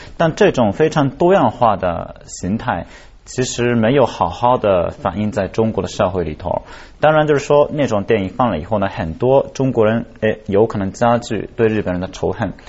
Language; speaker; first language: Chinese; non-native, fluent; Japanese